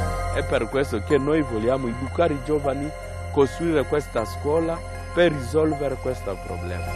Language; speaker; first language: Italian; non-native, fluent; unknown